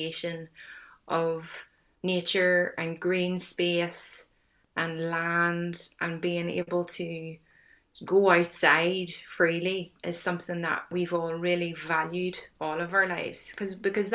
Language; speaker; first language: English; native; English